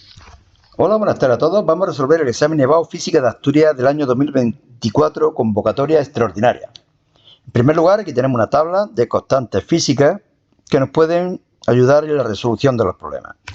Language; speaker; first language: Spanish; native; Spanish